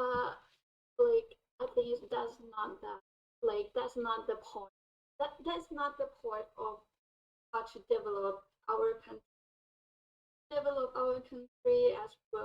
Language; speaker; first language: English; non-native, fluent; Thai